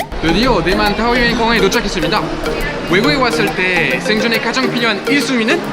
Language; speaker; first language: Korean; native; Korean